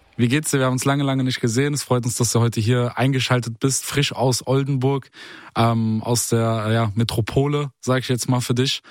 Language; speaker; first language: German; native; German